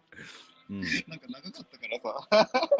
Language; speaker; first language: Japanese; non-native, fluent; English